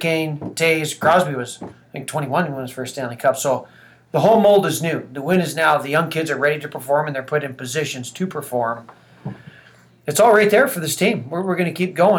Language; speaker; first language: English; native; English